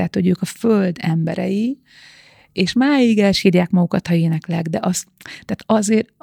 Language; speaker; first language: Hungarian; native; Hungarian